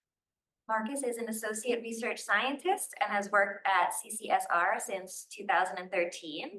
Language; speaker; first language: English; native; English